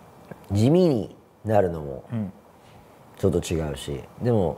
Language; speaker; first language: Japanese; native; Japanese